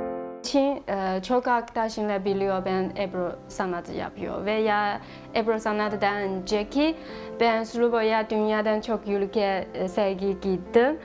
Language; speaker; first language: Turkish; non-native, learner; Chinese